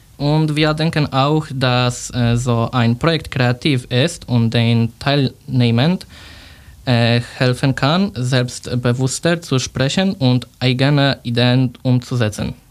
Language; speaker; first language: German; non-native, learner; Polish